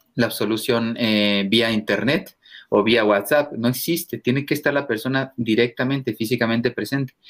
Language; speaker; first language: Spanish; native; Spanish